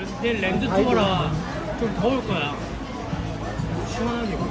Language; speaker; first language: Korean; native; Korean